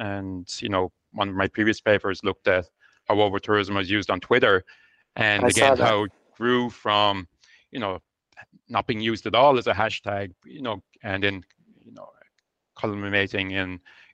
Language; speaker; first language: English; native; English